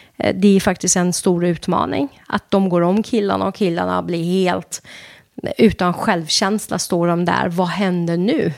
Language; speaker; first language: Swedish; non-native, fluent; Persian